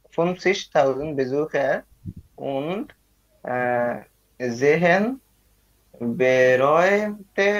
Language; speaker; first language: German; non-native, learner; Bangla